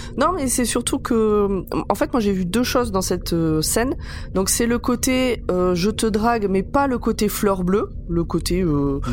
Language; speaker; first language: French; native; French